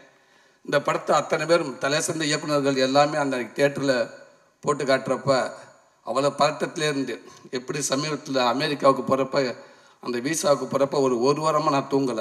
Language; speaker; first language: Tamil; native; Tamil